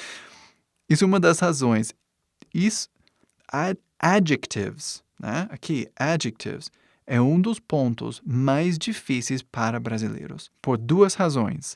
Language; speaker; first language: Portuguese; non-native, fluent; English